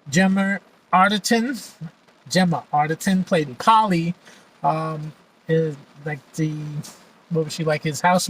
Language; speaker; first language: English; native; English